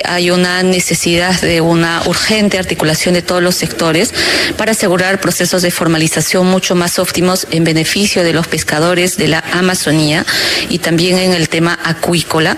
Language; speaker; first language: Spanish; native; Spanish